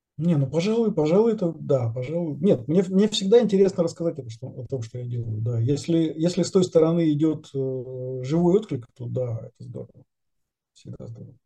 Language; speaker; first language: Russian; native; Russian